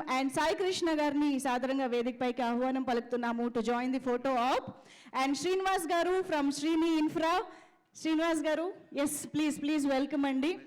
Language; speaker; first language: Telugu; native; Telugu